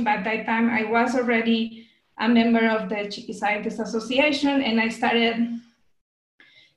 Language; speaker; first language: English; non-native, fluent; Spanish